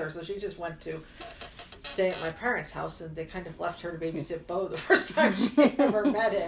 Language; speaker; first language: English; native; English